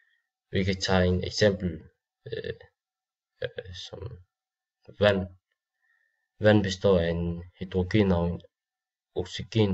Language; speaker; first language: Danish; non-native, learner; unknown